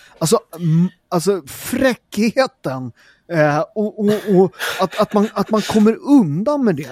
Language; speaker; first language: Swedish; early bilingual, other home language; Italian